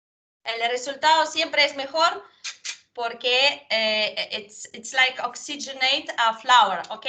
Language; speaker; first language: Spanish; non-native, fluent; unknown